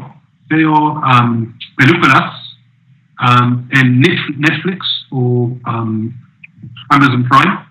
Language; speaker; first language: Spanish; non-native, learner; English